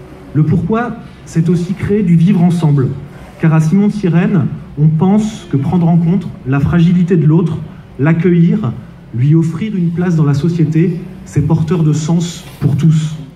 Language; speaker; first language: French; native; French